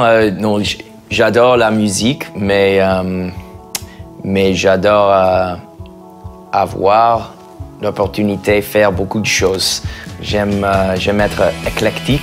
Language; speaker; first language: French; non-native, fluent; English